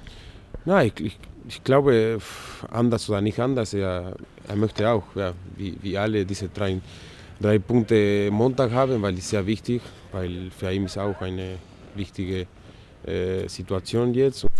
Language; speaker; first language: German; non-native, learner; Spanish